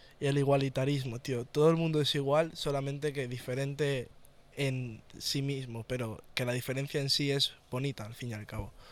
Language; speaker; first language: Spanish; native; Spanish